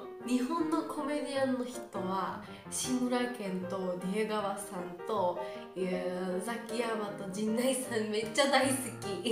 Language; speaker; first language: Japanese; non-native, learner; Georgian